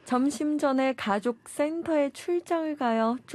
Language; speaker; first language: Korean; non-native, fluent; Chinese